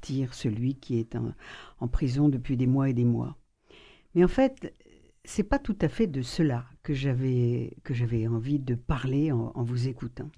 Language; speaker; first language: French; native; French